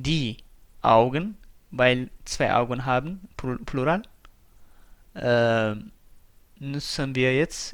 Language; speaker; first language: German; non-native, fluent; Tigrinya